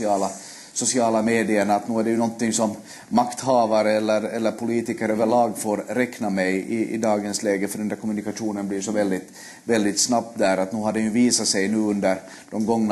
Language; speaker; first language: Swedish; native; Swedish